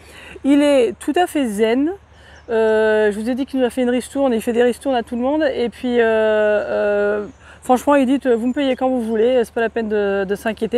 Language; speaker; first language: French; native; French